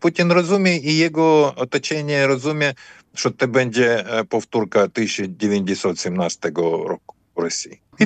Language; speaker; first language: Ukrainian; early bilingual, heritage; Ukrainian